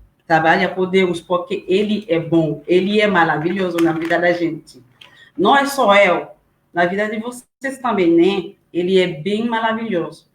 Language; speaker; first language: Portuguese; non-native, learner; Haitian Creole